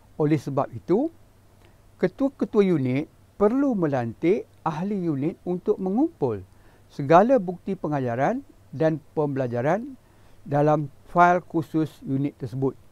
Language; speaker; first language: Malay; native; Malay